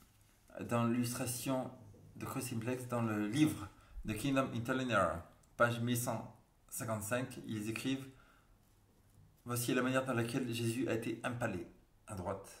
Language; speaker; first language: French; native; French